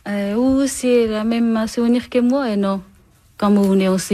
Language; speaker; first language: French; non-native, learner; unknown